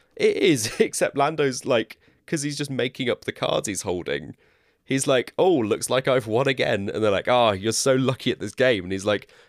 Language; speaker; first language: English; native; English